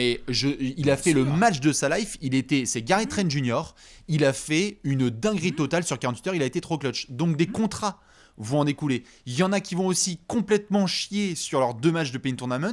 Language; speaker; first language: French; native; French